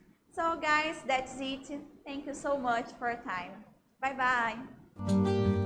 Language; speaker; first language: English; non-native, fluent; Portuguese